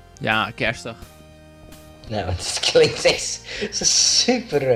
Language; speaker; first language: Dutch; native; Dutch